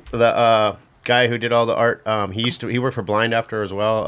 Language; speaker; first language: English; native; English